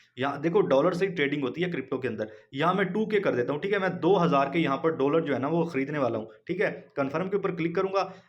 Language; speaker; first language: Urdu; non-native, local second language; Punjabi